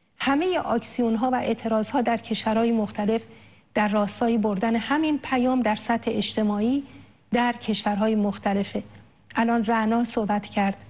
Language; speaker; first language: Persian; native; Persian